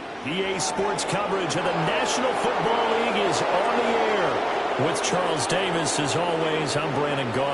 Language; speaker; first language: English; native; English